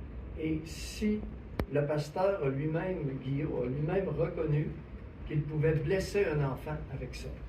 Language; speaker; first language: French; native; French